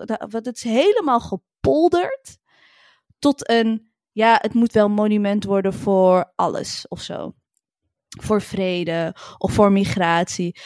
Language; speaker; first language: Dutch; early bilingual, other home language; Arabic